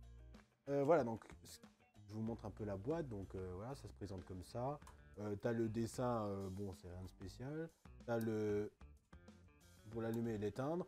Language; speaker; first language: French; native; French